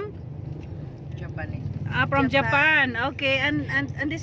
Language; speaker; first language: English; non-native, local second language; Cebuano